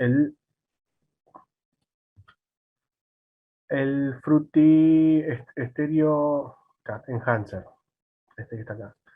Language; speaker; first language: Spanish; native; Spanish